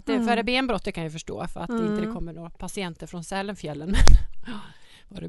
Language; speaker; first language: Swedish; native; Swedish